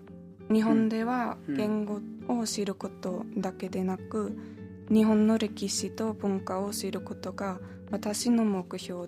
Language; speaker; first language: Japanese; non-native, learner; German